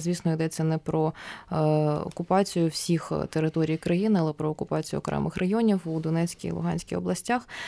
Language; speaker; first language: Ukrainian; native; Ukrainian